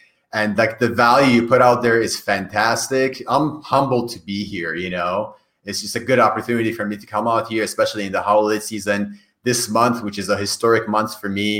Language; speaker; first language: English; non-native, fluent; Persian